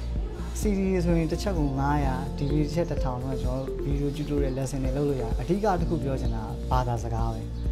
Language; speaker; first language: Burmese; native; Burmese